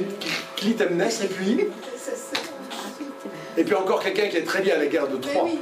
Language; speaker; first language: French; native; French